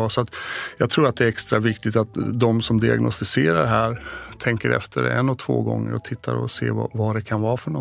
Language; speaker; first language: Swedish; native; Swedish